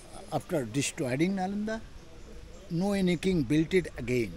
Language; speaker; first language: English; non-native, local second language; Hindi